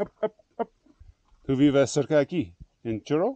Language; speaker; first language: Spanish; non-native, learner; English